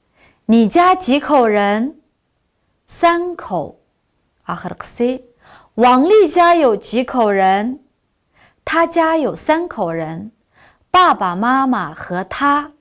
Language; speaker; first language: Chinese; non-native, local second language; Uyghur